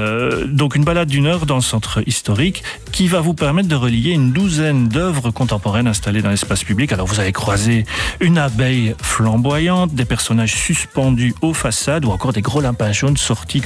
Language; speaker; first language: French; native; French